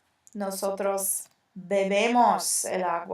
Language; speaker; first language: Spanish; non-native, fluent; English